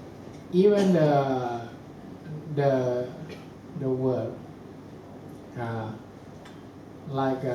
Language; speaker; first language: English; non-native, fluent; Thai